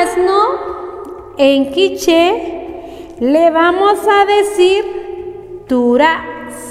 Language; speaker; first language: Spanish; non-native, local second language; Kaqchikel